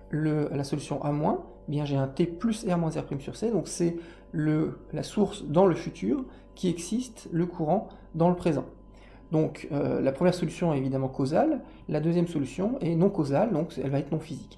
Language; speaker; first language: French; native; French